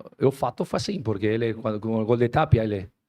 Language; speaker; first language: Portuguese; non-native, fluent; Spanish